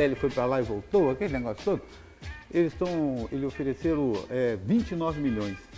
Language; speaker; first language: Portuguese; native; Portuguese